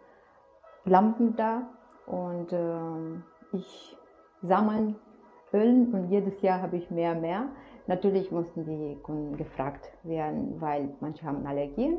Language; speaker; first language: German; non-native, fluent; Romanian